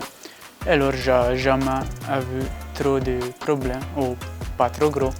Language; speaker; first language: French; non-native, local second language; Italian